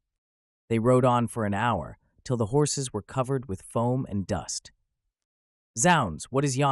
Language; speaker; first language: English; native; English